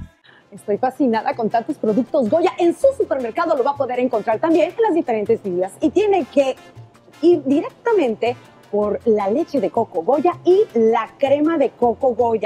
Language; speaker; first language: Spanish; native; Spanish